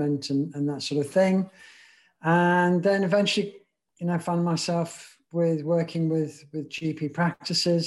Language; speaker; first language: English; native; English